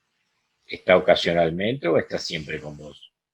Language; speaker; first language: Spanish; native; Spanish